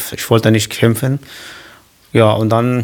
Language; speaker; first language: German; non-native, learner; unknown